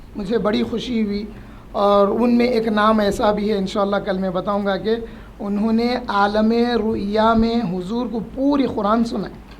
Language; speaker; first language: Urdu; native; Urdu